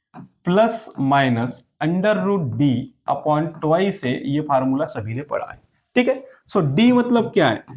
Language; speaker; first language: Hindi; non-native, local second language; Marathi